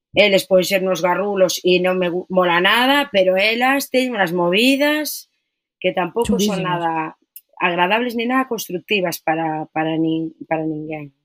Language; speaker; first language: Galician; non-native, local second language; Spanish